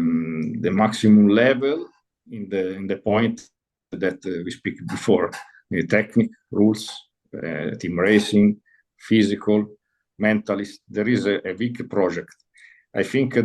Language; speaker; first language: English; non-native, learner; Italian